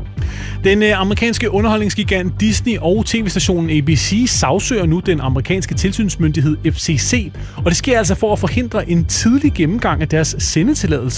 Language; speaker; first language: Danish; native; Danish